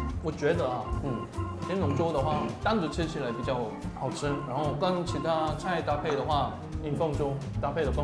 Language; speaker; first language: Chinese; non-native, fluent; Korean